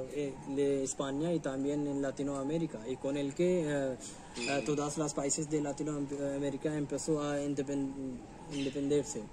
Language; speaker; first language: Spanish; non-native, learner; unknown